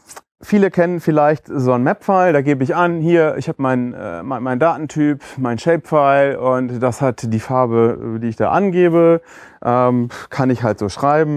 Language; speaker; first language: German; native; German